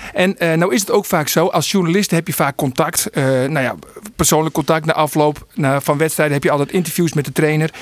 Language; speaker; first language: Dutch; non-native, local second language; Western Frisian